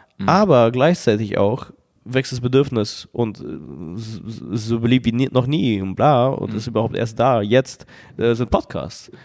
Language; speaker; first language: German; early bilingual, other home language; Russian